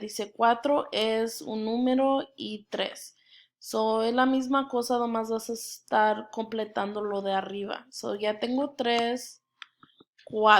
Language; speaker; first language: Spanish; early bilingual, other home language; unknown